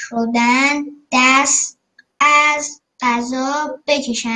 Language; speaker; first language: Persian; native; Persian